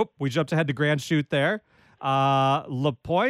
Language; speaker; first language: English; native; English